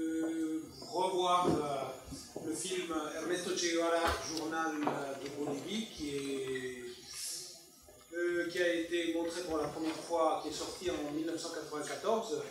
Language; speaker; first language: French; native; French